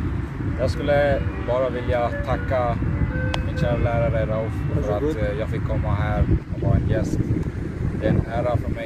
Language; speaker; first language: Swedish; early bilingual, other home language; Persian